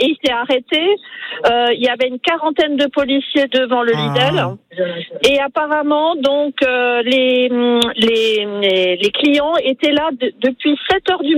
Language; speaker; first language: French; native; French